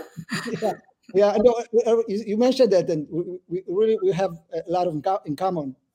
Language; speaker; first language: English; early bilingual, other home language; Amharic